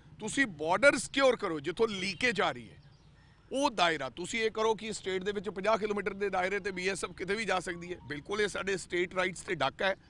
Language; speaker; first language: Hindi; non-native, local second language; Punjabi